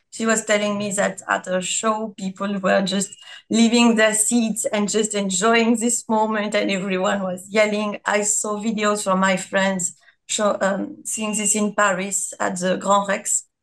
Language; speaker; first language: English; non-native, fluent; French